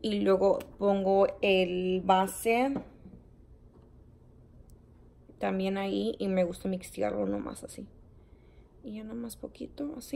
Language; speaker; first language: Spanish; early bilingual, heritage; Spanish